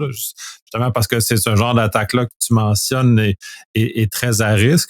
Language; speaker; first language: French; native; French